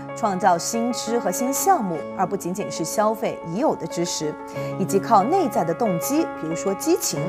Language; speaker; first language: Chinese; native; Chinese